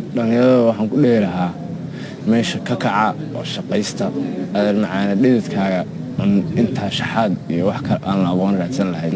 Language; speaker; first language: Somali; early bilingual, heritage; Somali